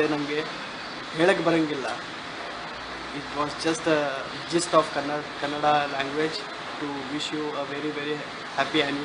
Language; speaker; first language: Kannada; non-native, learner; Hindi